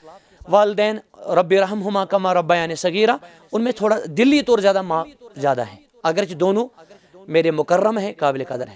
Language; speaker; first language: Hindi; non-native, local second language; Kashmiri